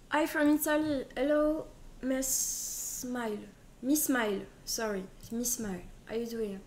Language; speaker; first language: English; non-native, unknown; French